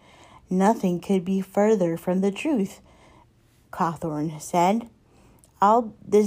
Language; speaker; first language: English; native; English